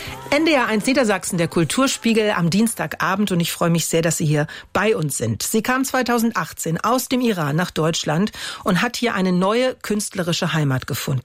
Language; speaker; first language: German; native; German